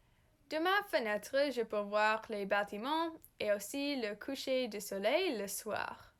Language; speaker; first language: French; non-native, learner; English